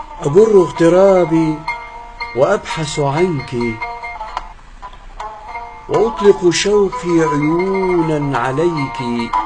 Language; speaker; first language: Arabic; native; Arabic